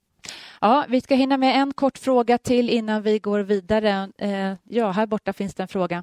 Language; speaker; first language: Swedish; native; Swedish